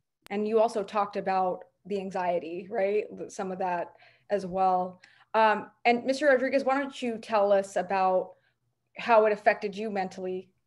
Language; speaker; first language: English; native; English